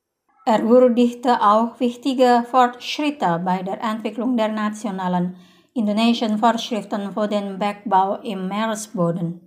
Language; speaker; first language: German; non-native, fluent; Indonesian